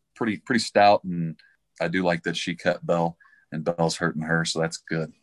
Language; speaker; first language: English; native; English